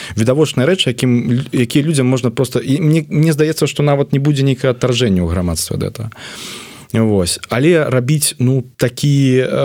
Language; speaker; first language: Belarusian; non-native, local second language; Russian